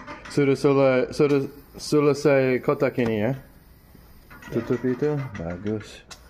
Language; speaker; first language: Indonesian; non-native, learner; English